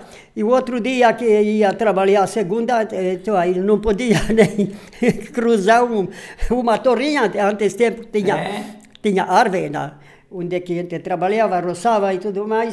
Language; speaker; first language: Portuguese; non-native, local second language; Polish